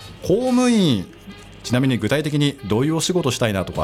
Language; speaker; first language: Japanese; native; Japanese